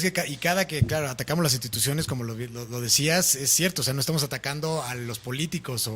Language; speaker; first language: Spanish; native; Spanish